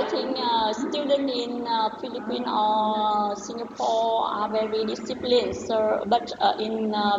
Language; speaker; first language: English; non-native, learner; Vietnamese